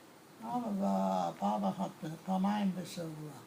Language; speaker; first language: Hebrew; non-native, learner; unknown